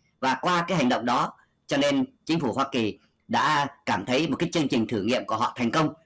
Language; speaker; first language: Vietnamese; native; Vietnamese